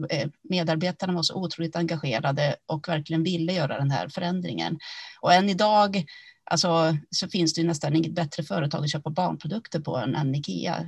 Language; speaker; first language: Swedish; early bilingual, other home language; Finnish